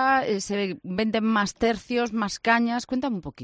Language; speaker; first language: Spanish; native; Spanish